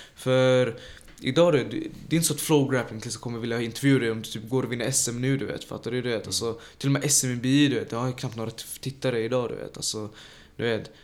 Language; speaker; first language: Swedish; early bilingual, other home language; Tajik